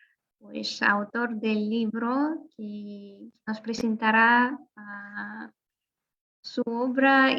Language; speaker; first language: Spanish; non-native, fluent; Russian